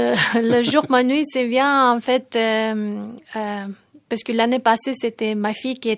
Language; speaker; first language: French; non-native, fluent; Tajik